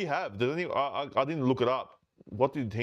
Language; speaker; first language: English; native; English